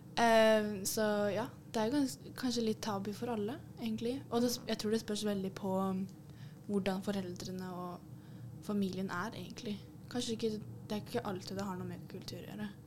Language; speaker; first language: Norwegian; native; Norwegian